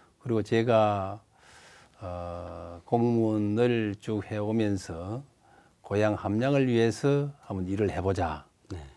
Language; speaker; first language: Korean; native; Korean